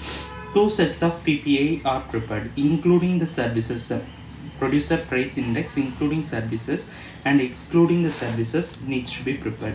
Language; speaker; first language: English; non-native, local second language; Tamil